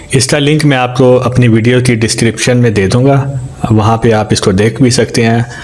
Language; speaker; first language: Urdu; native; Urdu